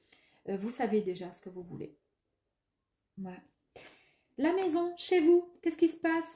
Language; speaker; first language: French; native; French